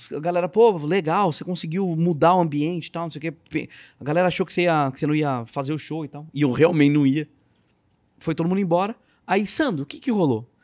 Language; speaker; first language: Portuguese; native; Portuguese